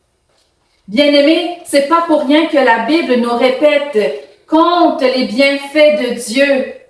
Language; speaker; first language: French; native; French